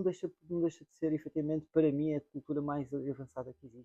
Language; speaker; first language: Portuguese; native; Portuguese